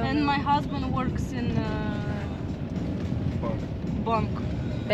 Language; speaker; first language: English; non-native, learner; Russian